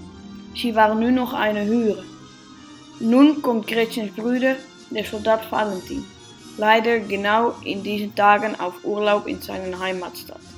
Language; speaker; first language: German; non-native, learner; Dutch